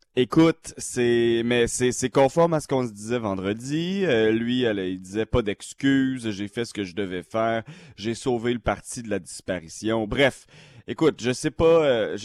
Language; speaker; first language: French; native; French